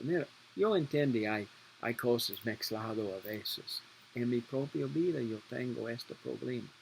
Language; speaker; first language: Spanish; non-native, learner; English